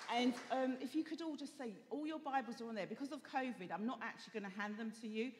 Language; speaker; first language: English; native; English